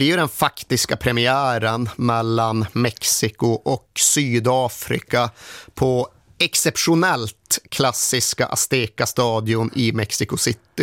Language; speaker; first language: Swedish; native; Swedish